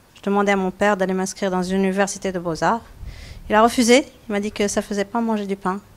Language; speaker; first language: French; non-native, local second language; Arabic